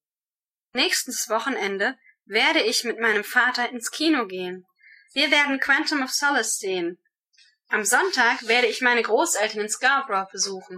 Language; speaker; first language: German; non-native, learner; English